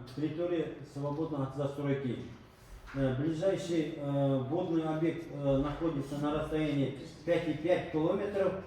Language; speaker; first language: Russian; non-native, local second language; Kazakh